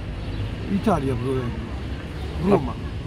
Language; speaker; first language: Italian; non-native, learner; Arabic